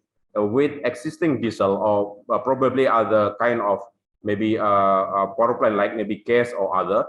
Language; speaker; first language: English; non-native, local second language; Indonesian